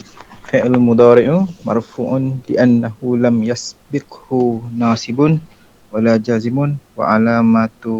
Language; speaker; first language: Arabic; non-native, learner; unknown